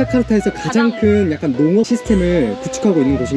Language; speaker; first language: Korean; native; Korean